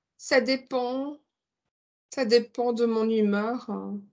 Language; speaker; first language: French; non-native, learner; English